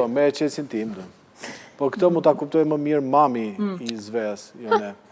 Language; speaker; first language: Albanian; native; Albanian